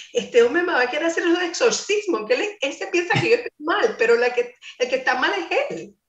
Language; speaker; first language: Spanish; non-native, fluent; English